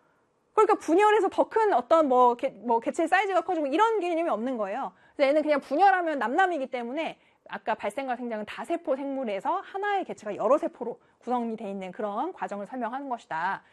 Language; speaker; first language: Korean; native; Korean